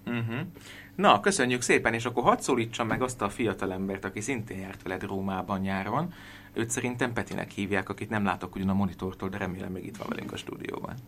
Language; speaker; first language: Hungarian; native; Hungarian